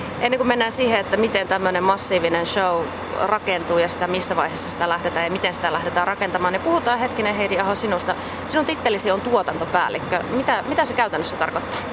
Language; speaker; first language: Finnish; native; Finnish